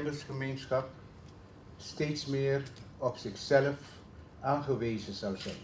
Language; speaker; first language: Dutch; non-native, local second language; Papiamento